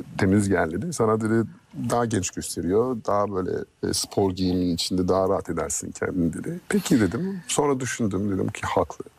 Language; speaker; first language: Turkish; early bilingual, heritage; Turkish